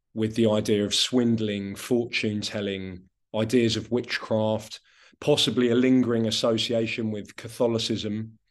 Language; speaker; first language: English; non-native, local second language; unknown